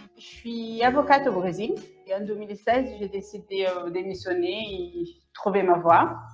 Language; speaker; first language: French; non-native, fluent; Portuguese